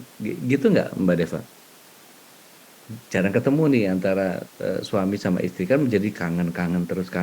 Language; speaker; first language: Indonesian; native; Indonesian